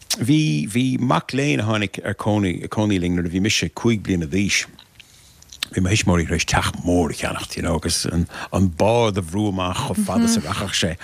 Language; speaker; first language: Irish; native; Irish